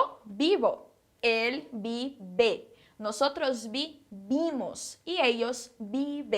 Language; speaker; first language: Spanish; non-native, fluent; Portuguese